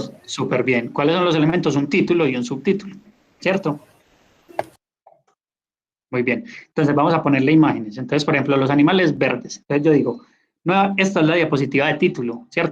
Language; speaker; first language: Spanish; native; Spanish